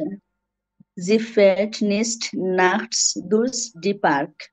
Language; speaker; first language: German; non-native, learner; Bangla